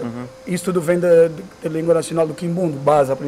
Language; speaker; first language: Portuguese; native; Portuguese